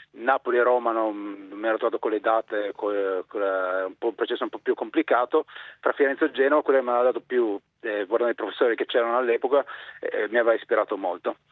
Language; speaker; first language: Italian; native; Italian